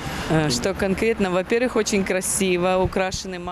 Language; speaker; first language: Russian; native; Russian